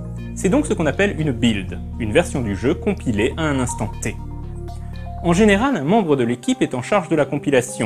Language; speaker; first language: French; native; French